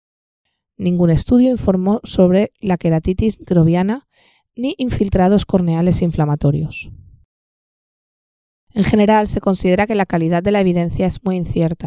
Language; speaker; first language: Spanish; native; Spanish